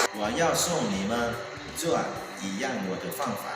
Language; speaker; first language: Chinese; non-native, learner; Lao